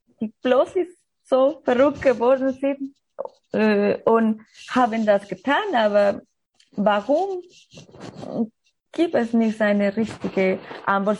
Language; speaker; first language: German; non-native, learner; Spanish